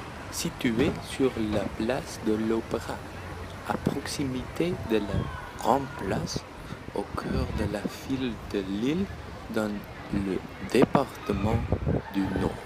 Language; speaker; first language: French; native; French